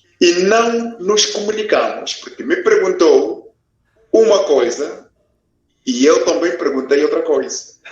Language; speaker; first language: Portuguese; non-native, local second language; Kongo